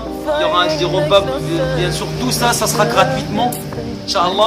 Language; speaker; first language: French; non-native, fluent; Arabic